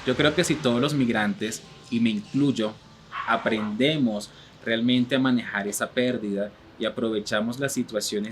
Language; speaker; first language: Spanish; native; Spanish